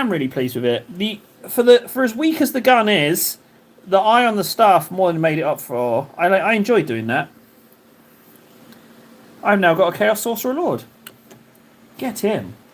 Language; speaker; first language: English; native; English